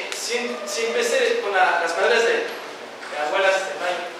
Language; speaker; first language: Spanish; non-native, fluent; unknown